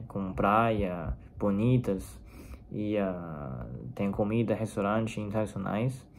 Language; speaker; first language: Portuguese; non-native, fluent; Chinese